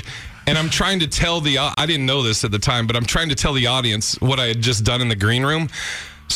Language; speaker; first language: English; native; English